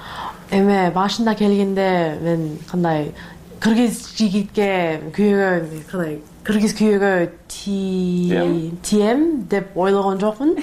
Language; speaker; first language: Kyrgyz; non-native, learner; English